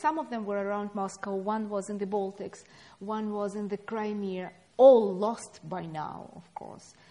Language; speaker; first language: English; non-native, fluent; Russian